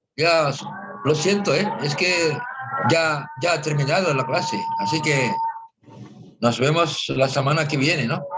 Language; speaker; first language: Spanish; non-native, fluent; Indonesian